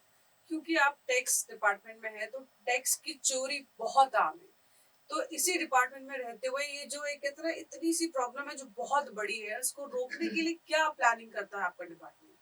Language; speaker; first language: Hindi; native; Hindi